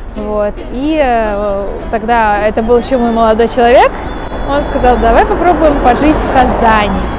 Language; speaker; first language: Russian; native; Russian